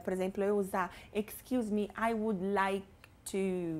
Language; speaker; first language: English; non-native, fluent; Portuguese